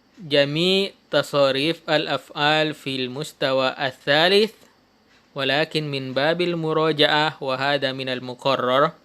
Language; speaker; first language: Arabic; non-native, fluent; Indonesian